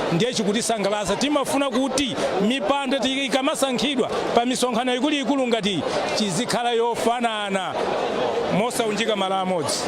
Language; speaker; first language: Nyanja; non-native, local second language; Yao